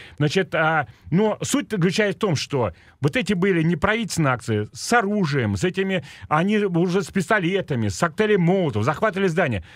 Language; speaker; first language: Russian; native; Russian